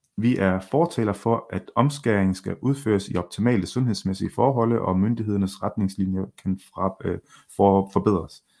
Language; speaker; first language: Danish; early bilingual, other home language; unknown